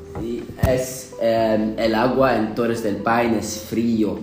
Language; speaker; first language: Spanish; non-native, learner; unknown